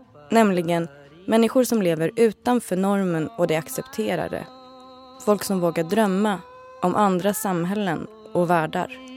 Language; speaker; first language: Swedish; native; Swedish